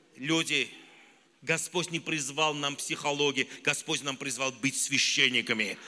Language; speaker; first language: Russian; non-native, local second language; Armenian